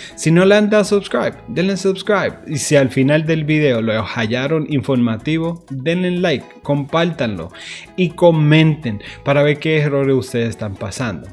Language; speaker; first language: Spanish; early bilingual, heritage; Spanish